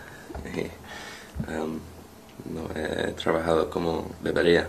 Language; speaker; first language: Spanish; non-native, fluent; English